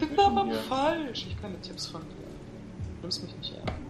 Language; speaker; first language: German; native; German